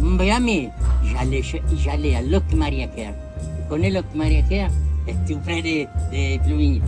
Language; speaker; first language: French; non-native, learner; Italian